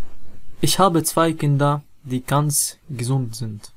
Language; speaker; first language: German; non-native, fluent; Arabic